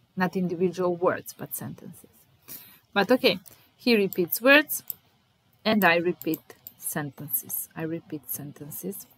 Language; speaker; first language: English; non-native, fluent; Serbian